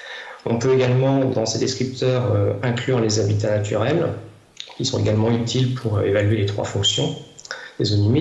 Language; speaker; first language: French; native; French